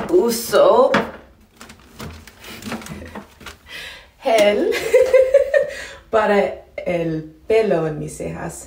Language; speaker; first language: Spanish; non-native, learner; English